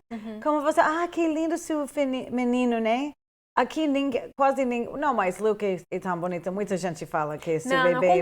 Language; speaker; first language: Portuguese; non-native, fluent; English